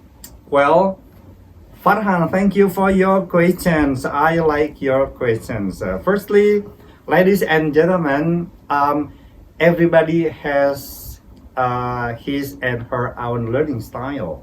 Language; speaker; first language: English; non-native, fluent; Indonesian